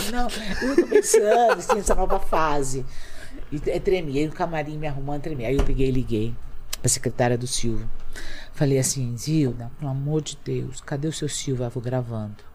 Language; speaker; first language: Portuguese; native; Portuguese